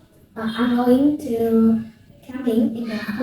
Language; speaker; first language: English; non-native, learner; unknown